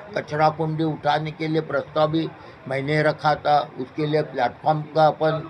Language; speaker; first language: Hindi; non-native, local second language; Marathi